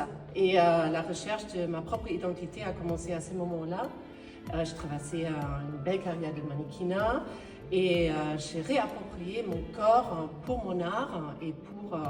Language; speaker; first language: French; non-native, fluent; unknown